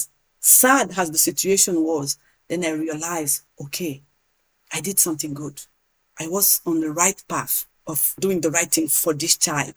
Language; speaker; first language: English; non-native, fluent; Hausa